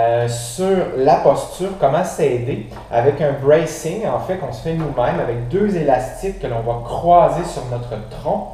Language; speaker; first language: French; native; French